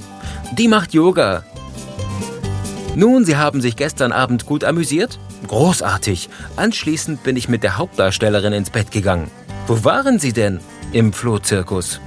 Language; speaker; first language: German; native; German